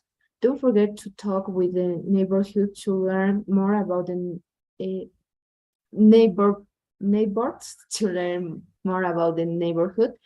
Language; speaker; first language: English; non-native, learner; Spanish